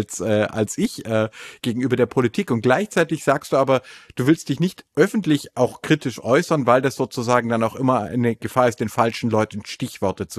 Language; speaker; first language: German; native; German